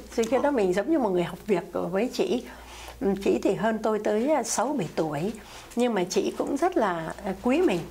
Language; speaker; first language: Vietnamese; native; Vietnamese